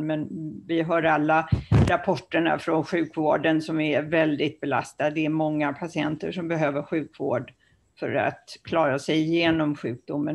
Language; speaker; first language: Swedish; native; Swedish